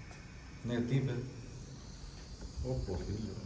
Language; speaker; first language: Greek; early bilingual, other home language; Albanian